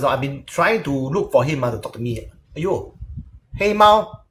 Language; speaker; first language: English; non-native, local second language; Chinese